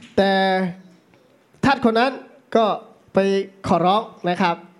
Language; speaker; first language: Thai; native; Thai